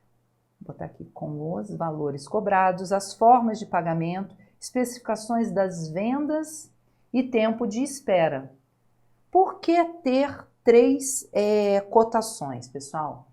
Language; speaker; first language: Portuguese; native; Portuguese